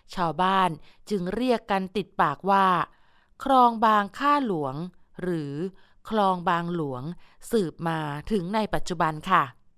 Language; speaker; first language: Thai; native; Thai